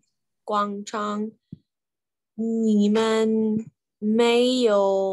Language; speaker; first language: Chinese; non-native, learner; English